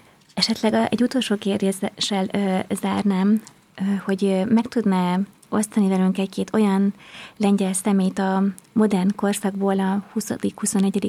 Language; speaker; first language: Hungarian; native; Hungarian